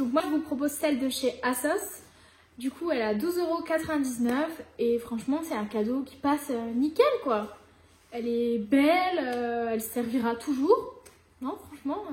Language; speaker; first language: French; native; French